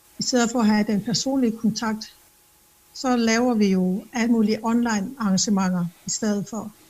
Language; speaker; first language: Danish; non-native, local second language; Kalaallisut